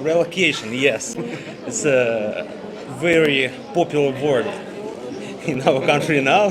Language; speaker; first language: English; non-native, learner; Russian